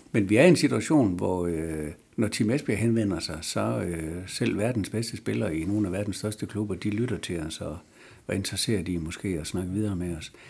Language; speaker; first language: Danish; native; Danish